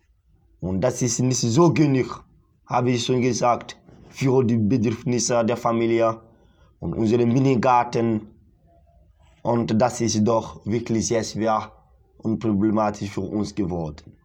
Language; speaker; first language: German; non-native, fluent; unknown